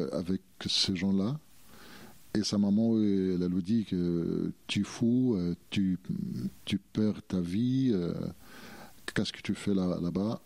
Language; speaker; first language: French; non-native, fluent; Arabic